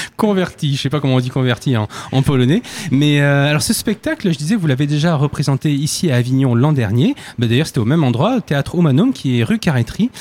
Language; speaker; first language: French; native; French